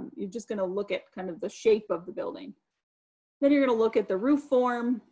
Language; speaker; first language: English; native; English